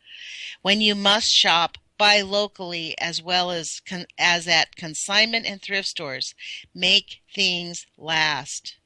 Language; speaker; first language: English; native; English